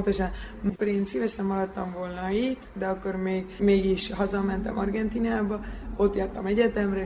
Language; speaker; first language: Hungarian; early bilingual, heritage; Hungarian